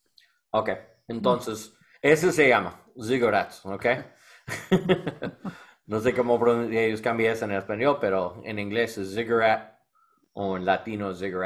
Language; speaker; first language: Spanish; non-native, learner; English